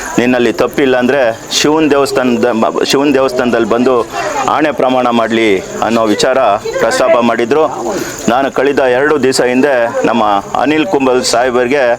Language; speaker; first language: Kannada; native; Kannada